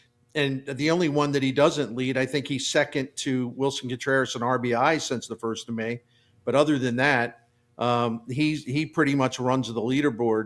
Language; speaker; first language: English; native; English